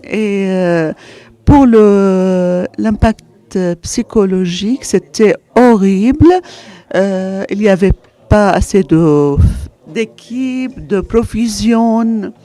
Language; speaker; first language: French; non-native, fluent; Arabic